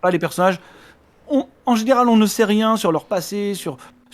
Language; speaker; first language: French; native; French